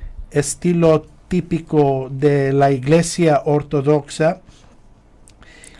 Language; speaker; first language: Spanish; non-native, fluent; Greek